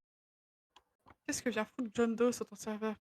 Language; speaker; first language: French; native; French